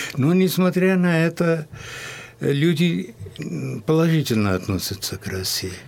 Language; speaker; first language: Russian; non-native, fluent; Hindi